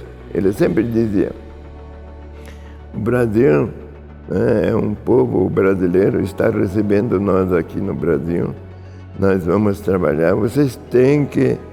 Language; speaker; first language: Portuguese; early bilingual, other home language; Japanese